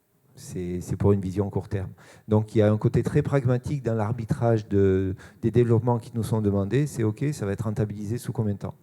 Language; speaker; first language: French; native; French